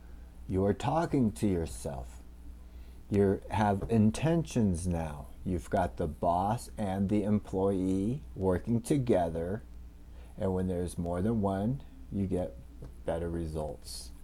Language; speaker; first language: English; native; English